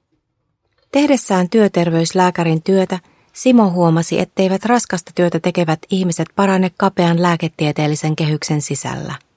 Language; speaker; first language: Finnish; native; Finnish